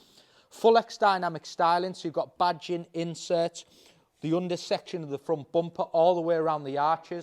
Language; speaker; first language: English; native; English